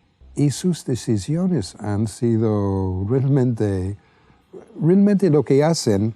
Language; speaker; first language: Spanish; non-native, fluent; English